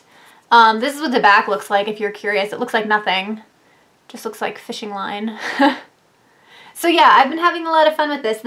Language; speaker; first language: English; native; English